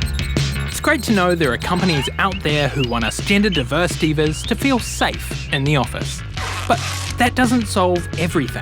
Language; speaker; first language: English; native; English